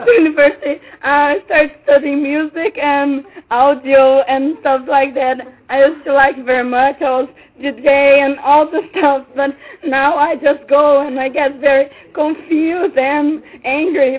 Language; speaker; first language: English; non-native, fluent; Dutch